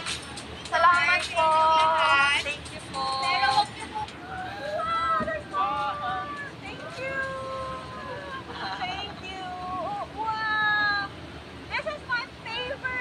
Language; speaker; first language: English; non-native, local second language; Filipino